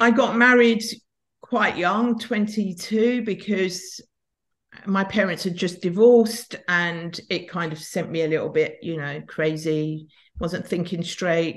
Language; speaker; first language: English; native; English